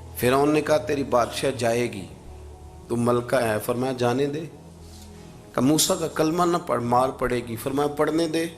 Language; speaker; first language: Urdu; non-native, local second language; Punjabi